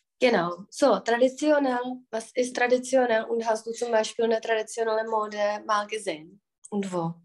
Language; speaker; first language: German; non-native, fluent; Czech